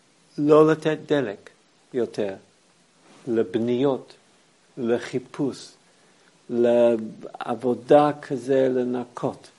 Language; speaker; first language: Hebrew; non-native, fluent; English